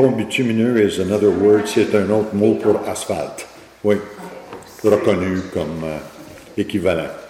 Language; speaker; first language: French; native; French